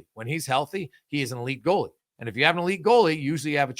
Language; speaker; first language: English; native; English